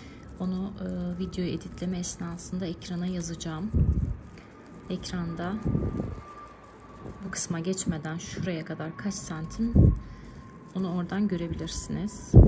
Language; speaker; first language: Turkish; native; Turkish